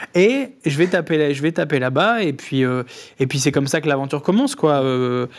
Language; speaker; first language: French; native; French